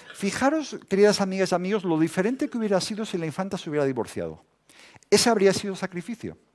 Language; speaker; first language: Spanish; native; Spanish